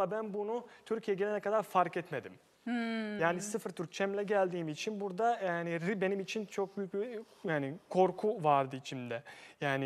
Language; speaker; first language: Turkish; non-native, fluent; Bosnian